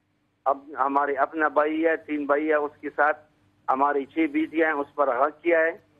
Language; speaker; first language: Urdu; non-native, local second language; Pashto